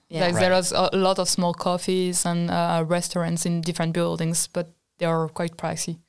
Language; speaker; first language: English; non-native, fluent; French